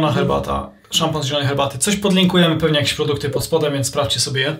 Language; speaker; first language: Polish; native; Polish